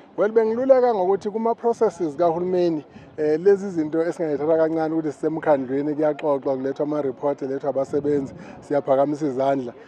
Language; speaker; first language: Zulu; native; Zulu